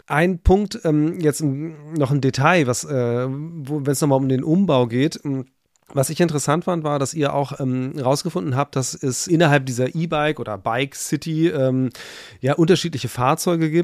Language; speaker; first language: German; native; German